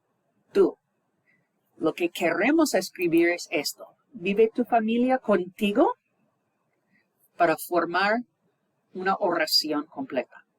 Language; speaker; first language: Spanish; non-native, fluent; English